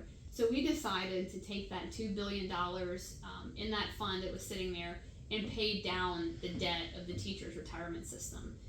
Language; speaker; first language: English; native; English